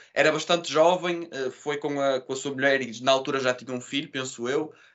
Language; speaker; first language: Portuguese; native; Portuguese